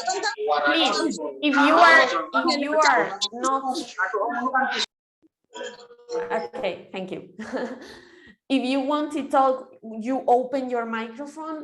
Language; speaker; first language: English; non-native, fluent; Spanish